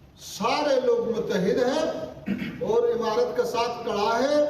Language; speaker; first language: Hindi; non-native, fluent; Pashto